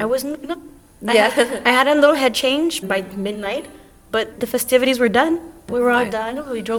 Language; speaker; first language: English; early bilingual, other home language; Spanish